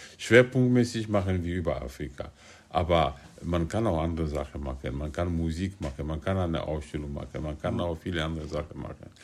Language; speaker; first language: German; non-native, fluent; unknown